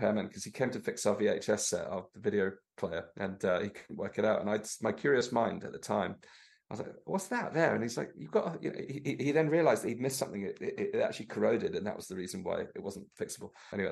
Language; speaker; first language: English; native; English